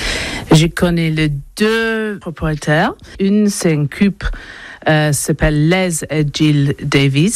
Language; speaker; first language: French; non-native, learner; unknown